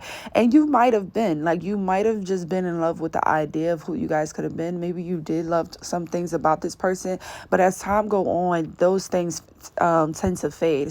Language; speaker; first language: English; native; English